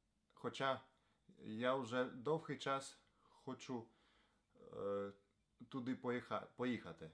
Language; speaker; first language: Ukrainian; non-native, learner; Slovenian